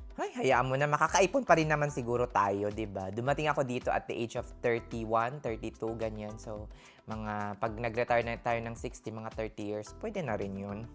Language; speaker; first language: Filipino; native; Filipino